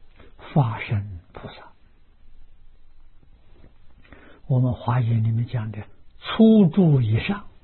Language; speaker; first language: Chinese; native; Chinese